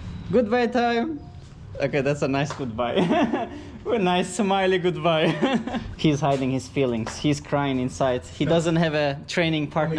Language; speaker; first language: English; non-native, fluent; Turkish